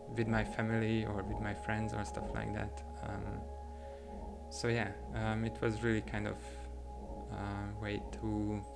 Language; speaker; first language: English; non-native, fluent; Hungarian